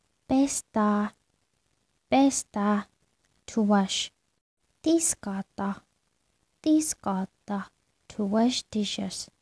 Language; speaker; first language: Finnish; non-native, learner; Burmese